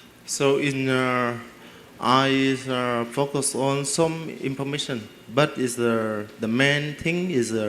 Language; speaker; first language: English; non-native, learner; Vietnamese